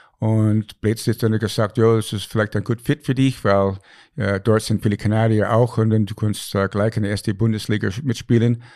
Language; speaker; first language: German; non-native, fluent; English